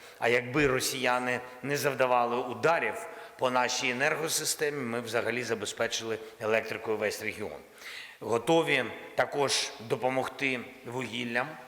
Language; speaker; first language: Ukrainian; non-native, local second language; Russian